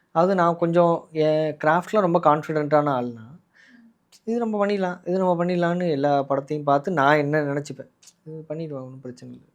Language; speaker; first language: Tamil; native; Tamil